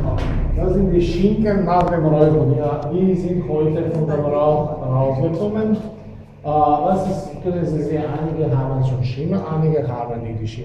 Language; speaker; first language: German; non-native, fluent; Slovenian